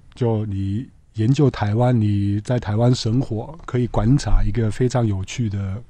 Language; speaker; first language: Chinese; non-native, fluent; German